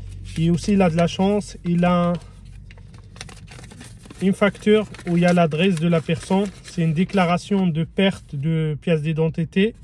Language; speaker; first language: French; non-native, fluent; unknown